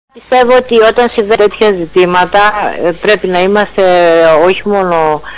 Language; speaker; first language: Greek; native; Greek